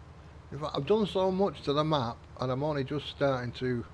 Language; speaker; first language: English; native; English